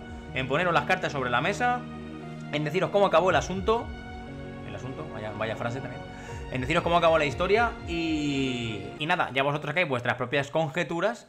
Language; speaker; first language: Spanish; native; Spanish